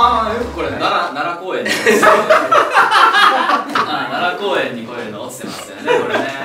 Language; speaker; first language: Japanese; native; Japanese